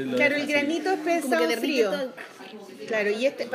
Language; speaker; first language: Spanish; native; Spanish